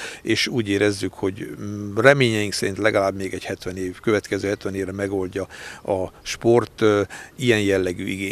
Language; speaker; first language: Hungarian; native; Hungarian